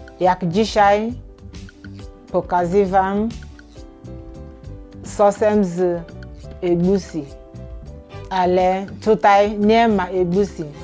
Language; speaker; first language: Polish; non-native, learner; Igbo